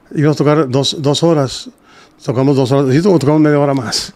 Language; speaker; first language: Spanish; early bilingual, heritage; Spanish